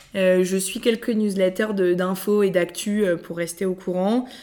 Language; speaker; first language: French; native; French